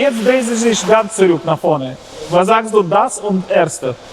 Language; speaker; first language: German; non-native, learner; Russian